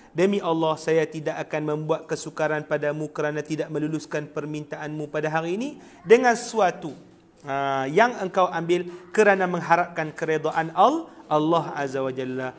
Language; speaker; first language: Malay; native; Malay